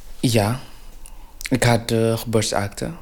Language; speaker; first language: Dutch; non-native, learner; Tigrinya